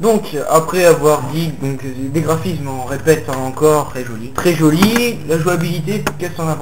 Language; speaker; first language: French; native; French